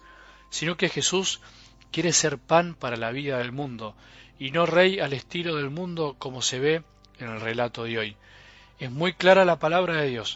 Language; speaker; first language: Spanish; native; Spanish